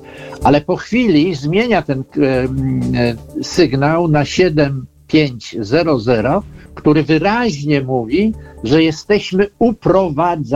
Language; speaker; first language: Polish; native; Polish